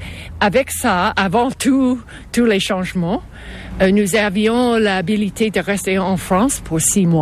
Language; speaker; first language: French; non-native, fluent; English